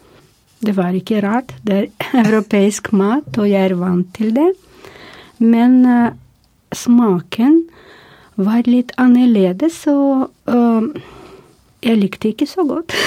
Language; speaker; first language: Norwegian; non-native, fluent; Russian